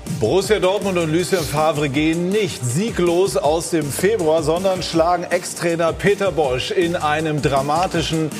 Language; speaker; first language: German; native; German